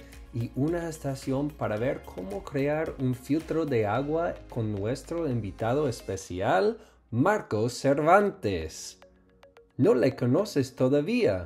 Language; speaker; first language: Spanish; non-native, fluent; English